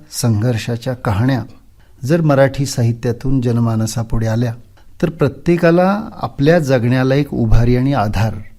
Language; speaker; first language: Marathi; native; Marathi